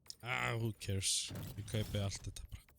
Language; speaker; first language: Icelandic; native; Icelandic